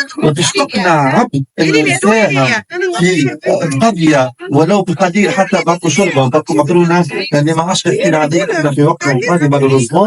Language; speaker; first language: Arabic; native; Arabic